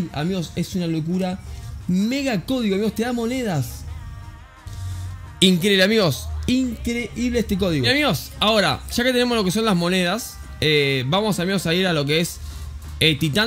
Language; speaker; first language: Spanish; native; Spanish